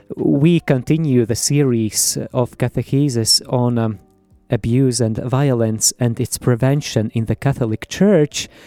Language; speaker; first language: English; non-native, fluent; Latvian